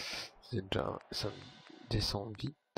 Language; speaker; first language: French; native; French